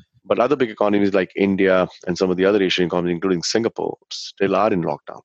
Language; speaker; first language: English; non-native, local second language; Hindi